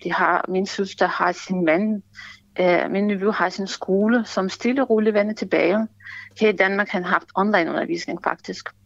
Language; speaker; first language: Danish; non-native, fluent; Ukrainian